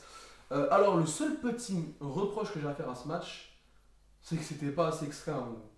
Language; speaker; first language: French; native; French